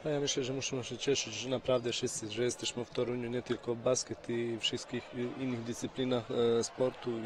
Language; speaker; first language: Polish; non-native, fluent; Bosnian